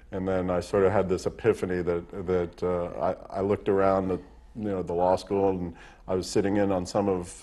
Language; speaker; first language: English; native; English